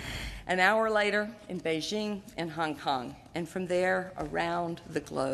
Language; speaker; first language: English; native; English